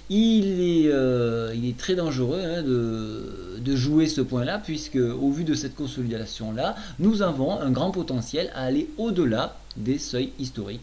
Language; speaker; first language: French; native; French